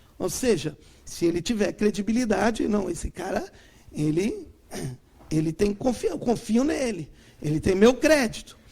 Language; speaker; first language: Portuguese; native; Portuguese